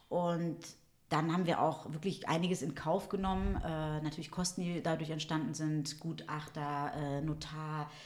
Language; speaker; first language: German; early bilingual, other home language; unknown